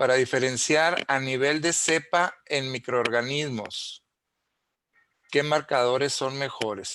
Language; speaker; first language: Spanish; native; Spanish